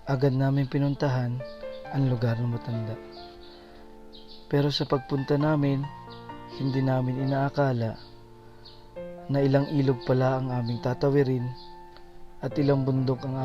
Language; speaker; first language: Filipino; native; Filipino